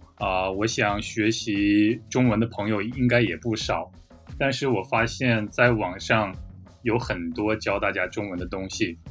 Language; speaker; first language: Chinese; native; Chinese